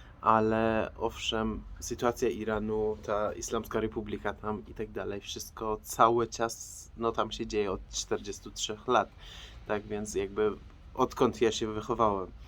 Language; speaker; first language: Polish; non-native, fluent; Persian